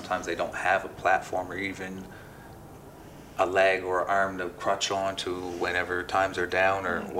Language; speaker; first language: English; native; English